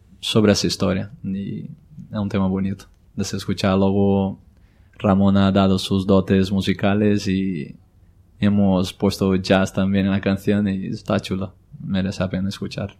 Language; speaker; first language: Spanish; non-native, fluent; Portuguese